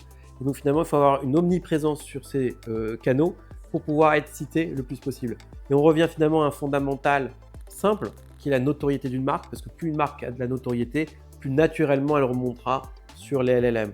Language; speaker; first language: French; native; French